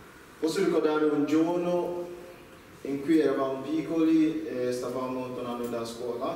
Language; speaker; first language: Italian; non-native, learner; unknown